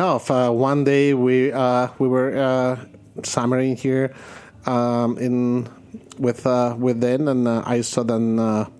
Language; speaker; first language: English; non-native, fluent; Spanish